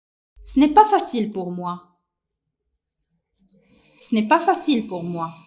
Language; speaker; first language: French; non-native, local second language; Arabic